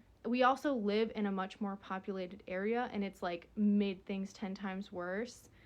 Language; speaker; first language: English; native; English